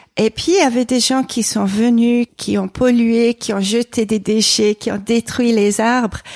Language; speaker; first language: French; non-native, fluent; English